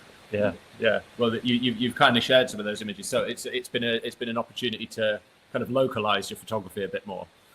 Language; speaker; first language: English; native; English